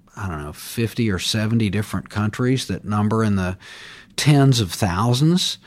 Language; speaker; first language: English; native; English